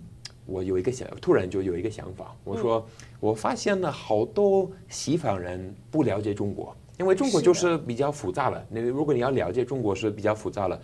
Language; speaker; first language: Chinese; non-native, fluent; English